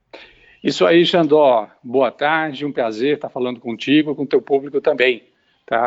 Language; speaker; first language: Portuguese; native; Portuguese